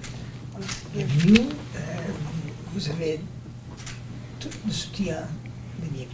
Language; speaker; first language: French; non-native, learner; Portuguese